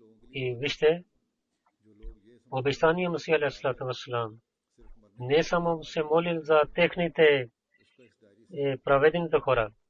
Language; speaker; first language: Bulgarian; non-native, learner; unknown